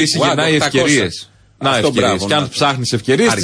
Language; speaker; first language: Greek; native; Greek